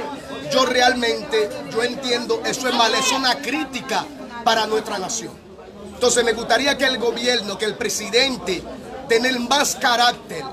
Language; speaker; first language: Spanish; non-native, learner; Haitian Creole